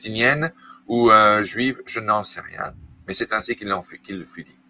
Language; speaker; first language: French; native; French